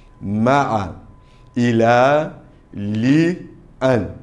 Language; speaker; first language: Arabic; non-native, fluent; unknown